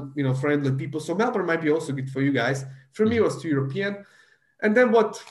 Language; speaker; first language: English; non-native, fluent; Slovak